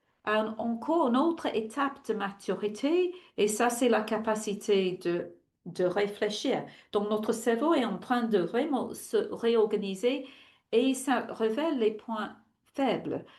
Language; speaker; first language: French; non-native, fluent; English